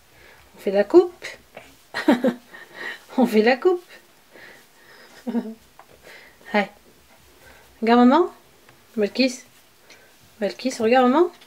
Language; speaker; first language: French; native; French